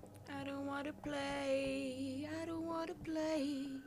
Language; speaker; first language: English; non-native, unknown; French